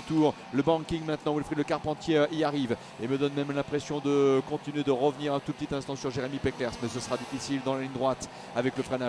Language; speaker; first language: French; native; French